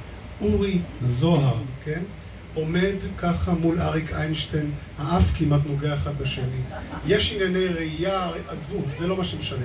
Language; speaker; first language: Hebrew; native; Hebrew